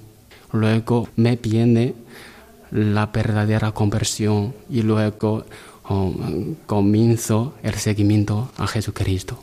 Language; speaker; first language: Spanish; non-native, learner; Chinese